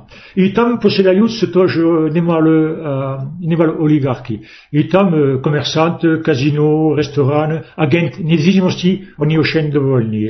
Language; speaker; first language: Russian; non-native, fluent; French